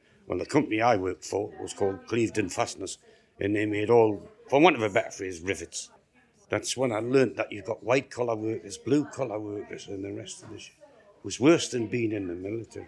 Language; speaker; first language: English; native; English